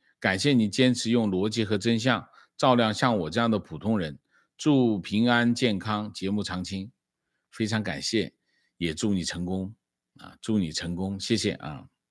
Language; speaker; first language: Chinese; native; Chinese